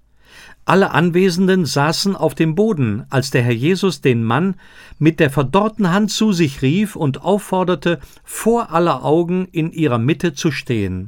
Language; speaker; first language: German; native; German